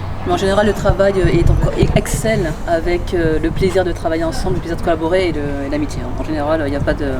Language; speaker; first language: French; native; French